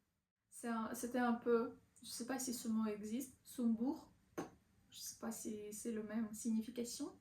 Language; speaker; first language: French; non-native, learner; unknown